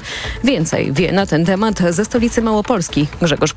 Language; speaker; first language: Polish; native; Polish